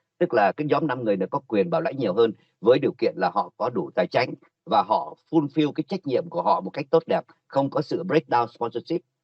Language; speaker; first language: Vietnamese; native; Vietnamese